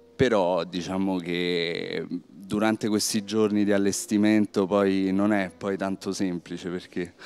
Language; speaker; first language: Italian; native; Italian